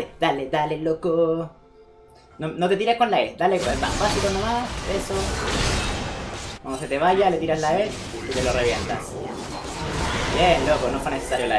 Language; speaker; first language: Spanish; native; Spanish